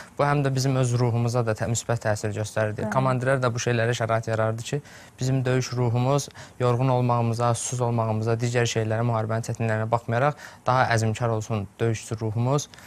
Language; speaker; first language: Azerbaijani; native; Azerbaijani